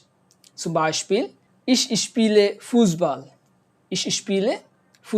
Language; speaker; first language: German; non-native, fluent; Bangla